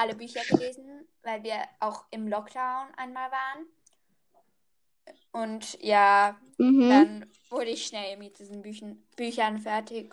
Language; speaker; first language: German; native; German